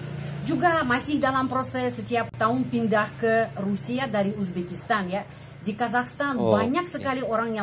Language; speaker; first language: Indonesian; non-native, fluent; Russian